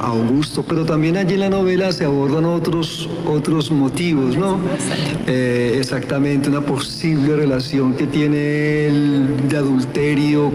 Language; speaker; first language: Spanish; native; Spanish